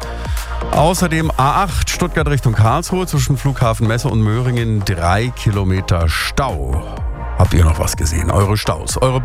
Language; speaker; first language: German; native; German